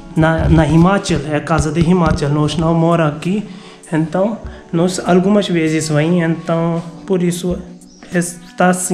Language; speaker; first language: Portuguese; non-native, learner; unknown